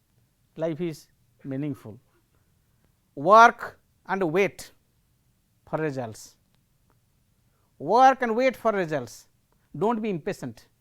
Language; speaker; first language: English; non-native, local second language; Odia